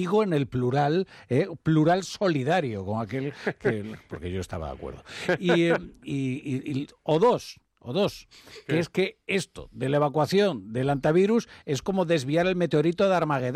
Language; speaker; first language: Spanish; native; Spanish